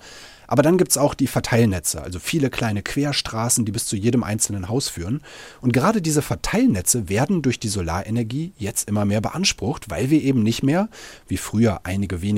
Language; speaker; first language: German; native; German